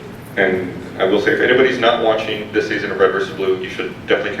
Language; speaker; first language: English; native; English